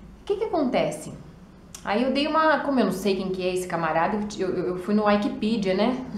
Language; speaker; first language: Portuguese; native; Portuguese